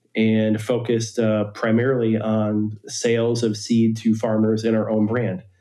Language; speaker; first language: English; native; English